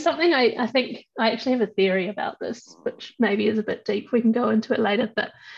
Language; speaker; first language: English; native; English